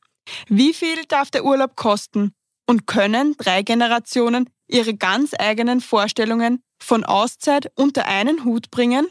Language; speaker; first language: German; native; German